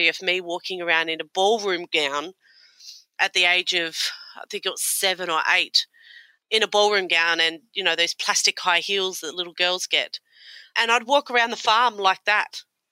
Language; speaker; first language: English; native; English